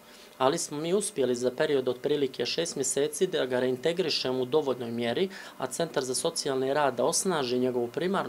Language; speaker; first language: Serbian; native; Serbian